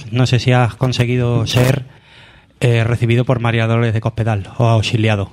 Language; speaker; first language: Spanish; native; Spanish